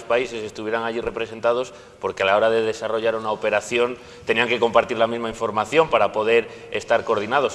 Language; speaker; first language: Spanish; native; Spanish